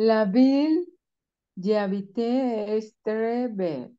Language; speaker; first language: French; non-native, learner; Spanish